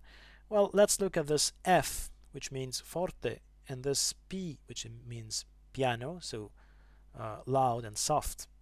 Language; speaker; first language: English; non-native, fluent; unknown